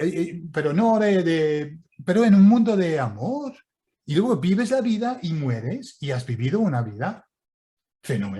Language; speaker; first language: Spanish; non-native, fluent; English